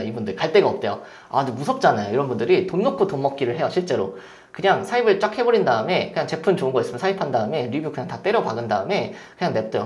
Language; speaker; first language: Korean; native; Korean